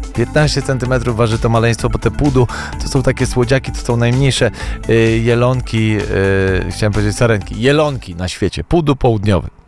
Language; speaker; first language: Polish; native; Polish